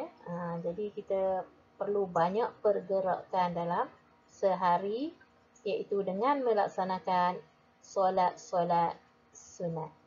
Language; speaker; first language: Malay; native; Malay